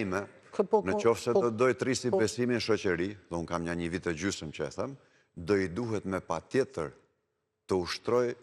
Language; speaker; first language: Albanian; native; Albanian